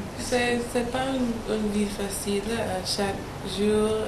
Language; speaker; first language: French; non-native, learner; English